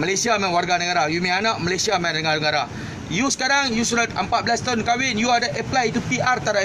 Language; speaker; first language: Malay; native; Malay